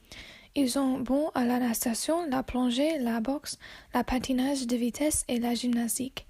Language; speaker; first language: French; non-native, learner; English